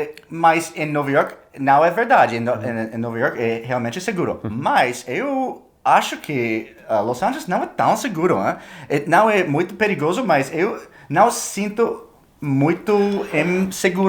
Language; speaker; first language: Portuguese; non-native, fluent; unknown